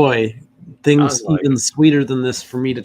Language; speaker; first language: English; native; English